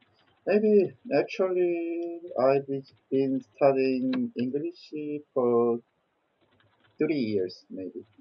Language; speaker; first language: English; non-native, learner; Korean